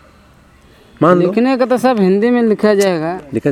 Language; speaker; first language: Hindi; non-native, local second language; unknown